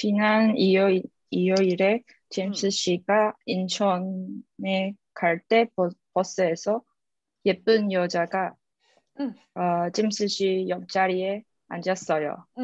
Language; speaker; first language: Korean; non-native, learner; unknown